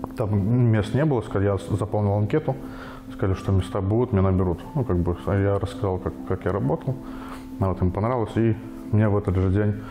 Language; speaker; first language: Russian; native; Russian